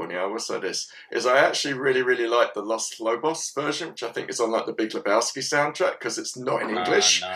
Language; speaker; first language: English; native; English